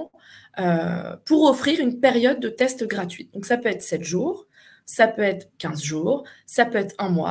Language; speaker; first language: French; native; French